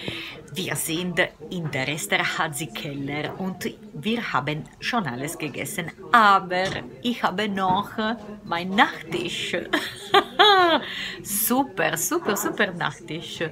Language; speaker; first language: German; non-native, learner; Italian